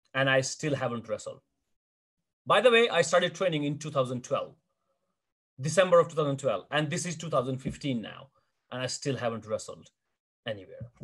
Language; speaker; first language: English; non-native, local second language; Hindi